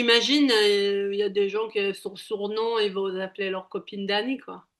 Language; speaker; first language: French; native; French